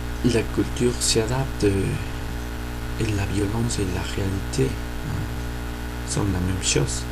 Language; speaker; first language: French; non-native, fluent; Spanish